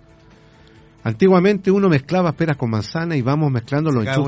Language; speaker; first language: Spanish; native; Spanish